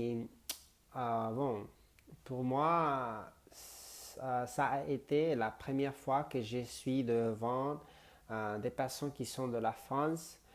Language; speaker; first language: French; non-native, learner; Spanish